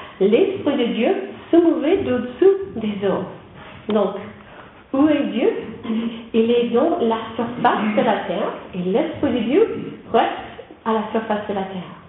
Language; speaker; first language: French; non-native, learner; English